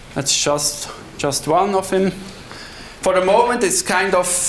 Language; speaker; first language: English; non-native, fluent; Swiss German